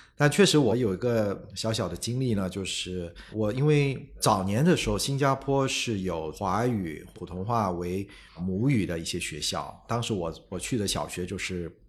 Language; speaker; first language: Chinese; native; Chinese